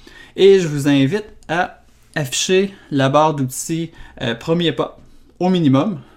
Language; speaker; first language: French; native; French